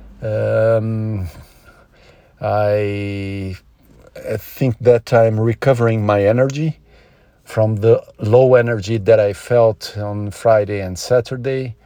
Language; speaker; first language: English; non-native, learner; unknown